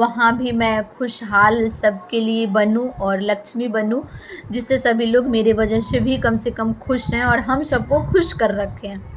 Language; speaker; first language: Hindi; non-native, local second language; Bhojpuri